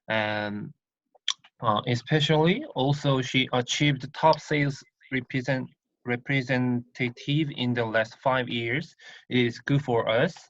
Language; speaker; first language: English; non-native, learner; Korean